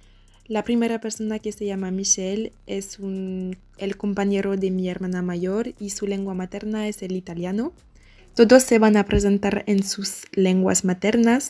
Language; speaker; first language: Spanish; non-native, learner; French